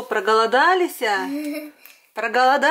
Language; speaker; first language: Russian; native; Russian